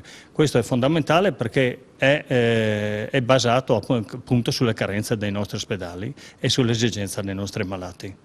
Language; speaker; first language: Italian; native; Italian